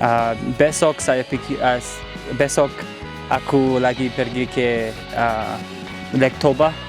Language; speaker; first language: Indonesian; non-native, learner; English